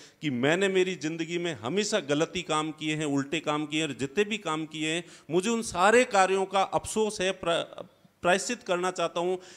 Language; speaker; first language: Hindi; native; Hindi